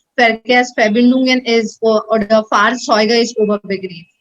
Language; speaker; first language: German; non-native, learner; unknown